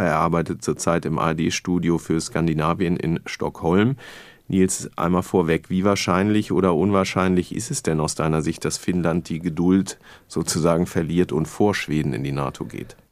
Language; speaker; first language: German; native; German